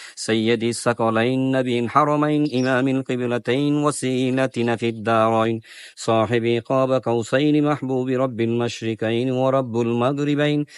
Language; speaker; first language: Arabic; non-native, fluent; Bangla